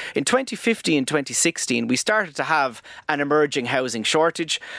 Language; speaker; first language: English; native; English